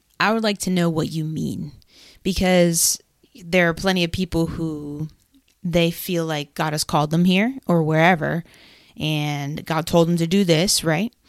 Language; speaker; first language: English; native; English